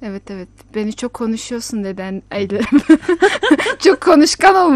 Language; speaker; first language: Turkish; non-native, fluent; Mongolian